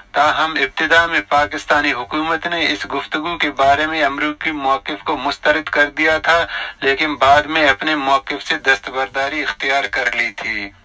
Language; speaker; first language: Urdu; non-native, local second language; Baluchi